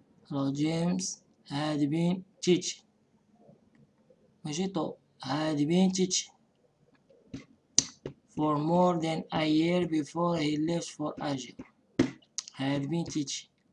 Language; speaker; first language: English; non-native, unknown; Arabic